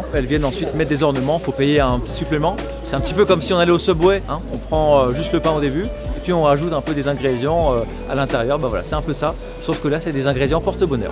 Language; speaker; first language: French; native; French